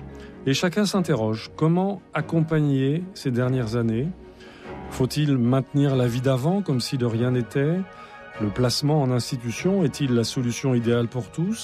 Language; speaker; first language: French; native; French